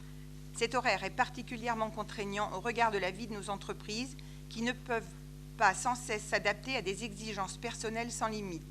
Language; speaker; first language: French; native; French